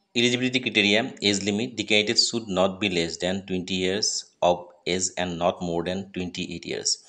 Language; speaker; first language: English; non-native, local second language; Assamese